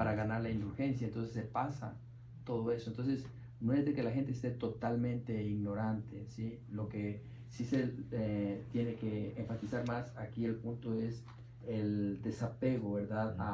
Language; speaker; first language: Spanish; native; Spanish